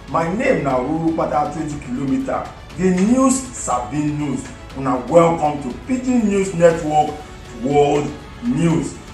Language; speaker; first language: Nigerian Pidgin; non-native, local second language; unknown